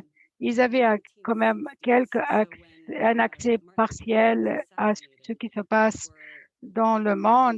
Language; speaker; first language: French; non-native, fluent; English